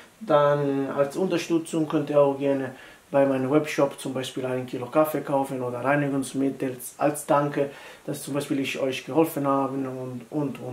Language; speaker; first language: German; non-native, fluent; Italian